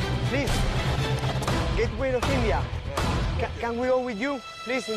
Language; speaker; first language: English; non-native, learner; Spanish